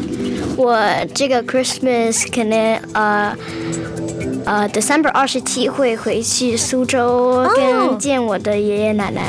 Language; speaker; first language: Chinese; early bilingual, other home language; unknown